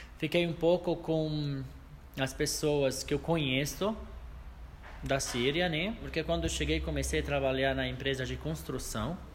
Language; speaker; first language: Portuguese; non-native, fluent; Arabic